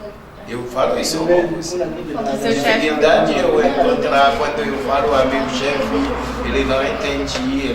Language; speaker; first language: Portuguese; non-native, learner; Haitian Creole